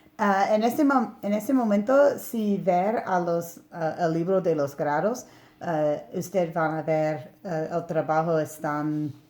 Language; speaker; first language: Spanish; non-native, learner; English